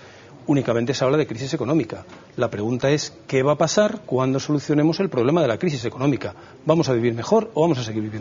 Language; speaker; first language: Spanish; native; Spanish